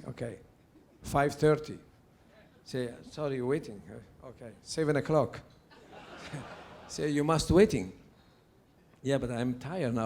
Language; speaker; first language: English; non-native, learner; Italian